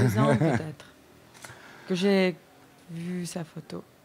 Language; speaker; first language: French; non-native, fluent; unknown